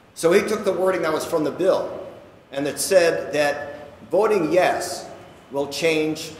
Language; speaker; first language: English; native; English